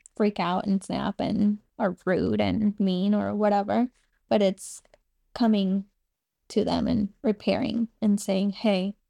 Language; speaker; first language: English; non-native, fluent; Spanish